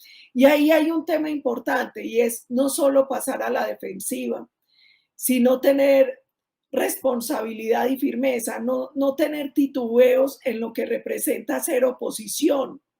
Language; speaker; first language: Spanish; native; Spanish